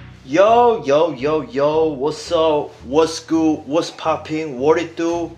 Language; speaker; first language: English; non-native, learner; Korean